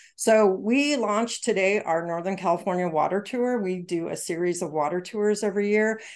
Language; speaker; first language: English; native; English